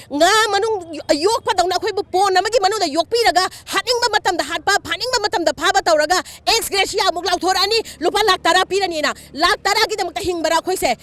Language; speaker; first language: Manipuri; native; Manipuri